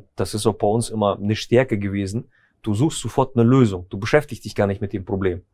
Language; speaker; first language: German; early bilingual, other home language; Russian